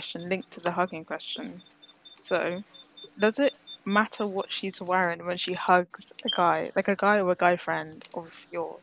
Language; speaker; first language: English; native; English